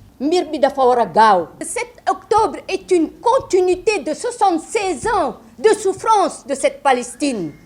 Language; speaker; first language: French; non-native, local second language; Wolof